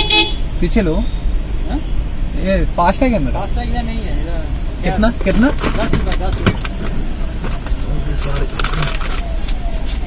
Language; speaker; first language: Hindi; non-native, local second language; Telugu